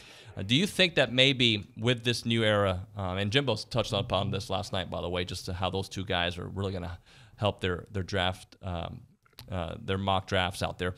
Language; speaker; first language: English; native; English